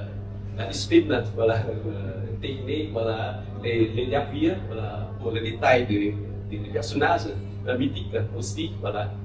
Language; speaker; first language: French; non-native, local second language; Khmer